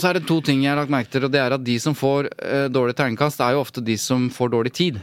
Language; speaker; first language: Norwegian; native; Norwegian